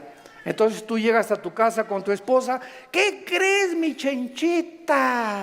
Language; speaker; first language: Spanish; native; Spanish